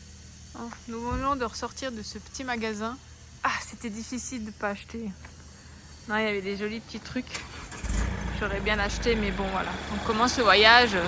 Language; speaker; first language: French; native; French